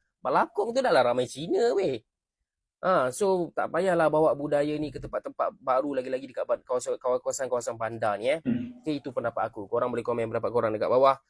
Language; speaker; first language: Malay; native; Malay